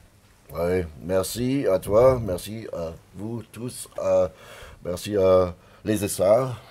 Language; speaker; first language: French; non-native, learner; German